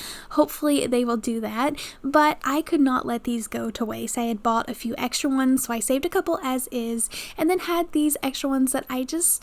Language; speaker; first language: English; native; English